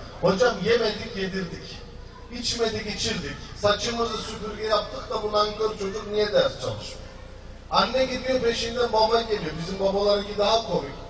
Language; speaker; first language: Turkish; native; Turkish